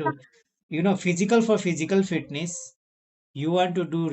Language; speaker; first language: English; non-native, learner; Nepali